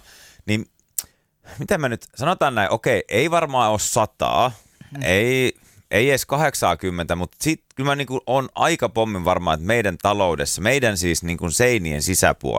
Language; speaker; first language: Finnish; native; Finnish